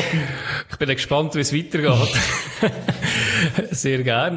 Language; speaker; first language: German; native; German